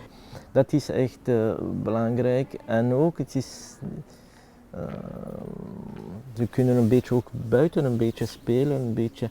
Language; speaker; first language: Dutch; non-native, local second language; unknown